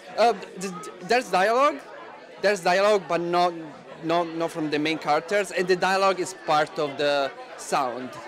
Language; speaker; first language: English; non-native, fluent; Italian